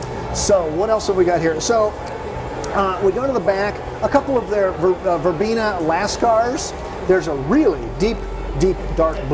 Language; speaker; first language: English; native; English